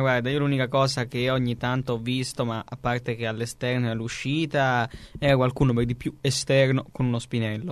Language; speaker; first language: Italian; native; Italian